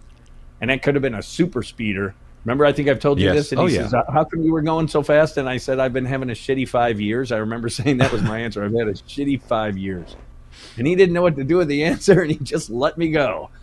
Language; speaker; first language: English; native; English